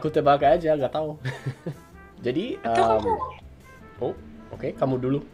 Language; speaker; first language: Indonesian; non-native, fluent; English